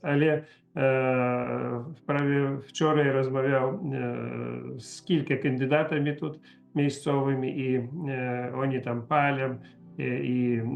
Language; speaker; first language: Polish; non-native, learner; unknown